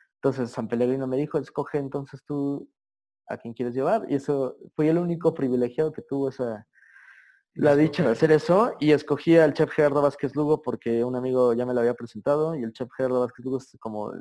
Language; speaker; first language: Spanish; native; Spanish